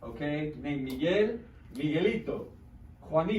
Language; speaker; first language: Spanish; non-native, fluent; English